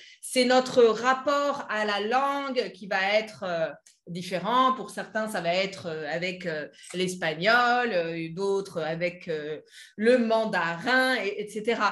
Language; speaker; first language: French; native; French